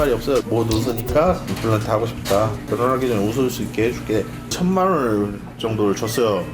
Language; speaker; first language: Korean; native; Korean